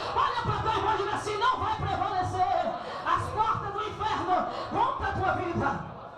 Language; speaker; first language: Portuguese; native; Portuguese